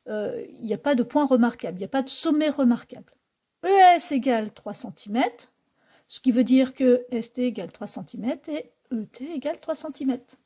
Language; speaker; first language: French; native; French